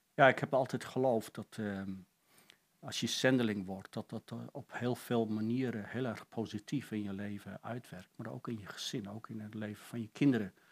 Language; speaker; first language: Dutch; native; Dutch